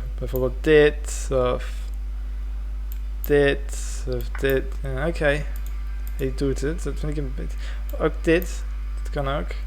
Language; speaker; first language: Dutch; non-native, fluent; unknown